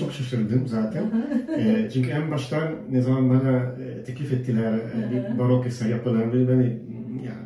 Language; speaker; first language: Turkish; non-native, fluent; Italian